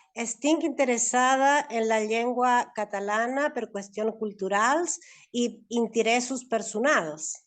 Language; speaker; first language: Catalan; non-native, learner; Spanish